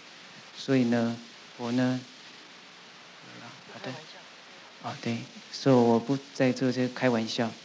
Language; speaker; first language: Chinese; native; Chinese